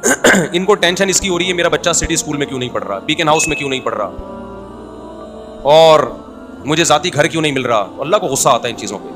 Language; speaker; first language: Urdu; native; Urdu